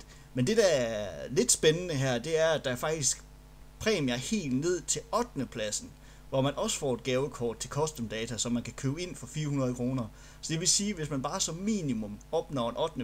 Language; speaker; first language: Danish; native; Danish